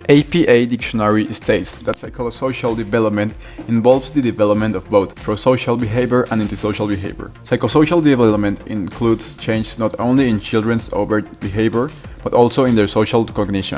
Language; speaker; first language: English; non-native, local second language; Spanish